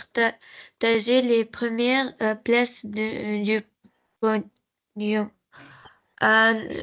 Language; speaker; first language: French; non-native, learner; Arabic